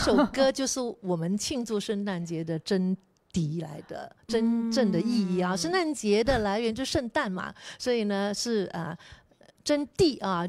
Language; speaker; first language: Chinese; native; Chinese